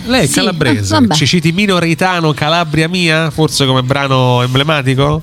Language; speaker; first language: Italian; native; Italian